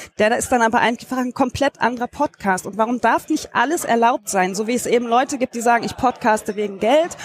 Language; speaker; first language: German; native; German